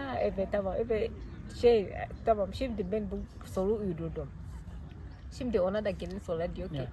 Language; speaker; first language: Turkish; non-native, fluent; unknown